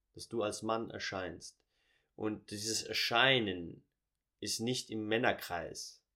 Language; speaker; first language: German; early bilingual, heritage; Portuguese